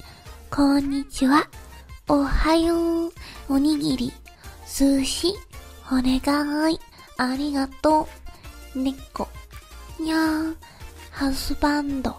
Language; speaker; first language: Japanese; non-native, learner; English